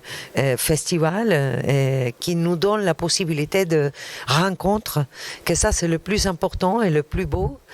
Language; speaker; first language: French; non-native, fluent; Arabic